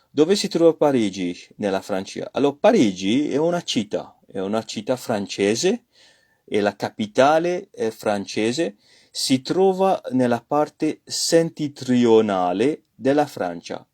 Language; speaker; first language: Italian; non-native, fluent; French